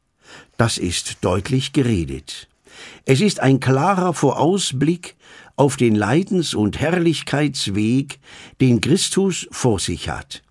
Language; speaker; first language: German; native; German